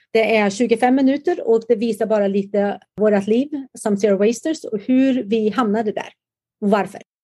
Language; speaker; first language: Swedish; native; Swedish